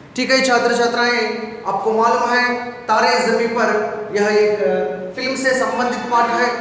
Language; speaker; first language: Hindi; non-native, local second language; Telugu